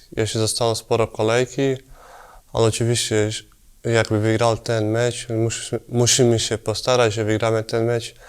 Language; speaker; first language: Polish; non-native, fluent; Bosnian